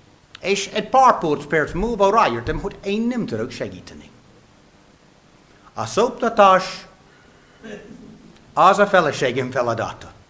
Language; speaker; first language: Hungarian; non-native, fluent; English